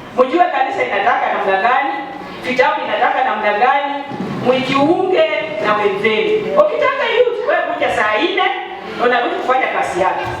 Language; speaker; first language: Swahili; non-native, local second language; Luyia